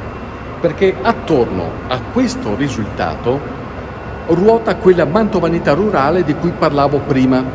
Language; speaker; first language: Italian; native; Italian